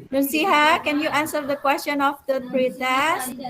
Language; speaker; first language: English; non-native, fluent; Indonesian